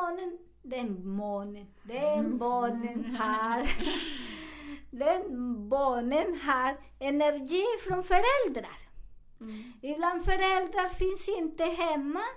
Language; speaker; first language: Swedish; non-native, fluent; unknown